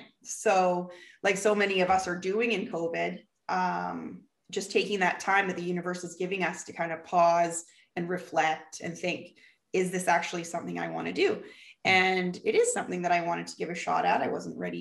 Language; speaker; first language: English; native; English